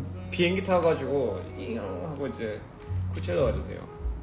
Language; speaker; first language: Korean; early bilingual, heritage; Korean